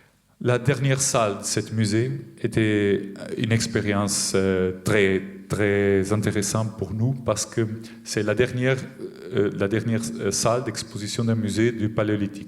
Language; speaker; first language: French; non-native, fluent; Portuguese